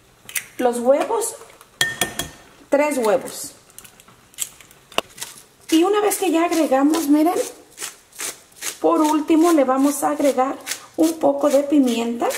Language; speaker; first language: Spanish; native; Spanish